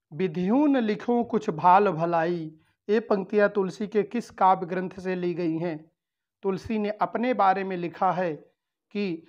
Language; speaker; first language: Hindi; native; Hindi